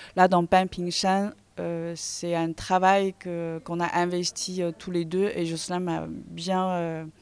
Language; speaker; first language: French; non-native, fluent; Chinese